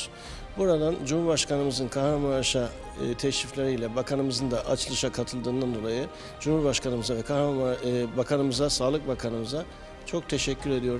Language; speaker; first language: Turkish; native; Turkish